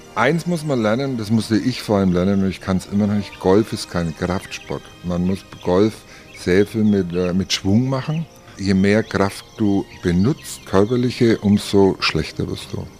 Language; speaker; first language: German; native; German